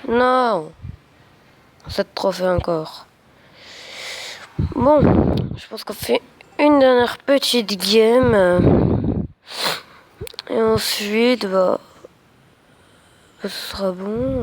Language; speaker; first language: French; native; French